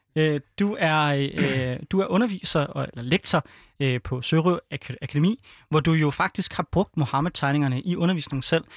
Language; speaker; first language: Danish; native; Danish